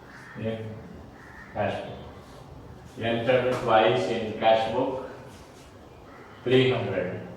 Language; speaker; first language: English; non-native, local second language; Tamil